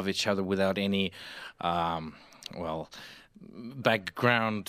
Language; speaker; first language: English; non-native, fluent; Russian